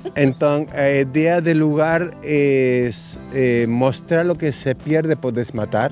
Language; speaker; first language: Portuguese; non-native, learner; Spanish